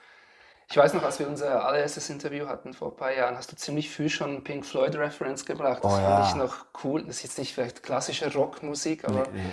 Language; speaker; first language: German; native; German